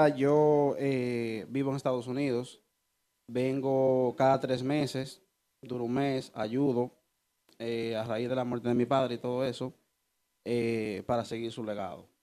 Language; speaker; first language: Spanish; early bilingual, heritage; Spanish